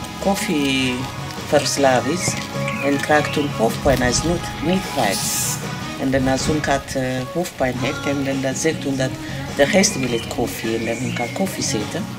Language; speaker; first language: Dutch; non-native, learner; Amharic